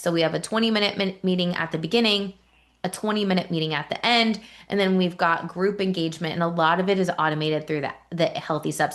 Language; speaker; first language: English; native; English